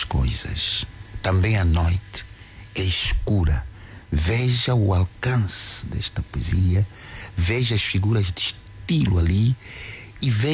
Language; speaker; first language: Portuguese; non-native, local second language; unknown